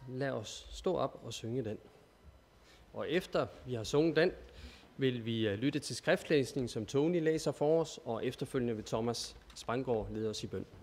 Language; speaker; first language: Danish; native; Danish